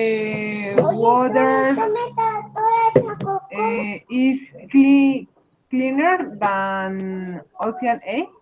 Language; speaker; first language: English; non-native, learner; Spanish